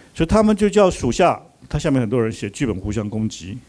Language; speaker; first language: Chinese; native; Chinese